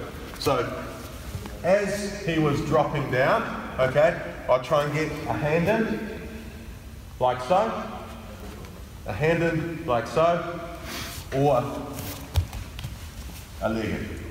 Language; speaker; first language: English; native; English